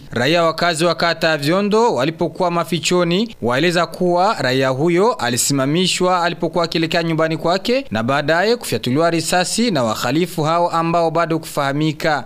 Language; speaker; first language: Swahili; non-native, local second language; Rundi